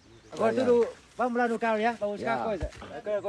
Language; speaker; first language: Portuguese; non-native, learner; Vietnamese